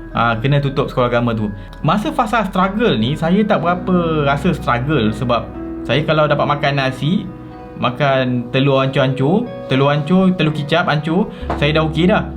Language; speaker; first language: Malay; native; Malay